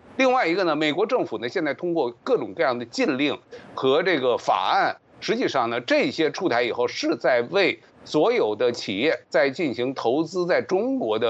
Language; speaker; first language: Chinese; native; Chinese